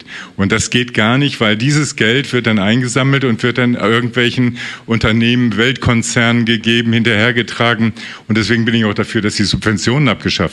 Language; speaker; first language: German; native; German